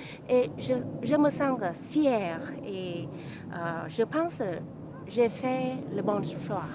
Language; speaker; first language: French; non-native, learner; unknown